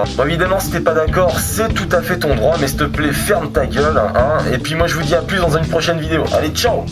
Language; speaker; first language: French; native; French